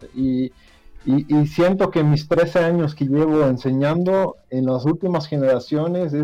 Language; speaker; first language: Spanish; non-native, fluent; Dutch